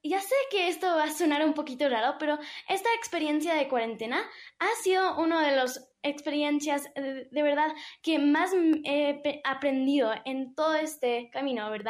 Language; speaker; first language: Spanish; early bilingual, heritage; English